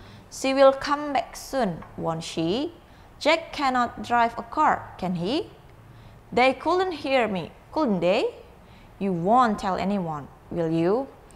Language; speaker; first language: English; non-native, fluent; Indonesian